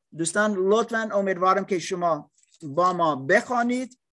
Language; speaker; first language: Persian; non-native, learner; English